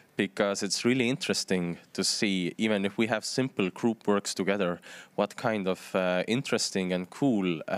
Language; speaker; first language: English; non-native, fluent; Estonian